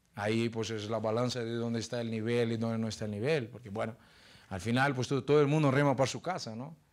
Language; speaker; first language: Spanish; non-native, fluent; Portuguese